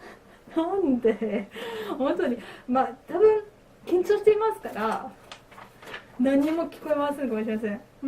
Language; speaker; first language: Japanese; non-native, learner; French